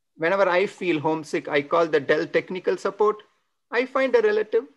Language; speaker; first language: English; non-native, local second language; Tamil